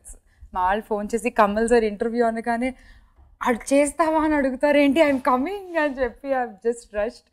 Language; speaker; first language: Telugu; native; Telugu